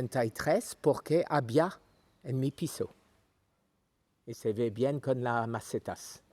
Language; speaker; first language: Spanish; non-native, learner; French